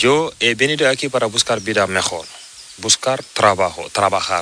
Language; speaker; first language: Spanish; non-native, learner; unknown